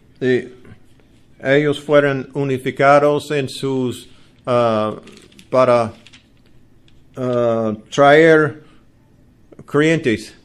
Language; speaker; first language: Spanish; non-native, learner; English